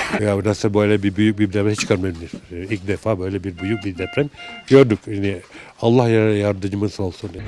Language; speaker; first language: Turkish; non-native, learner; Malay